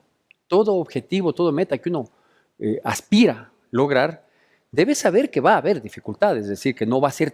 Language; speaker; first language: Spanish; native; Spanish